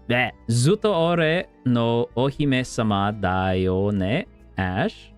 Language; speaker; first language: Japanese; non-native, learner; English